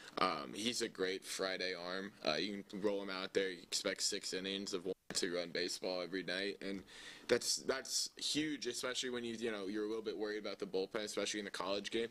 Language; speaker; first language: English; native; English